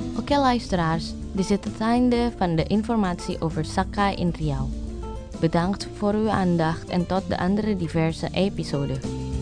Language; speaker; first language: Dutch; non-native, learner; Indonesian